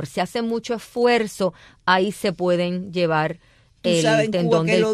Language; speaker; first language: Spanish; native; Spanish